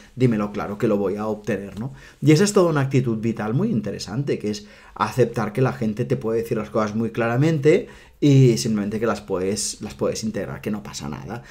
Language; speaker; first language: Spanish; non-native, local second language; Catalan